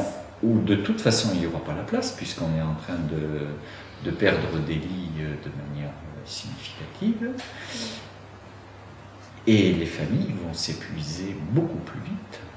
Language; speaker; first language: French; native; French